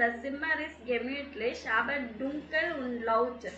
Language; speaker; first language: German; non-native, learner; Tamil